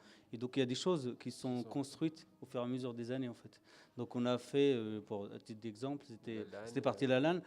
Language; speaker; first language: French; native; French